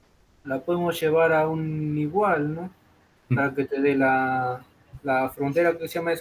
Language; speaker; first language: Spanish; native; Spanish